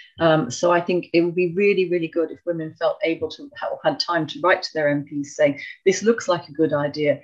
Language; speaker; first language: English; native; English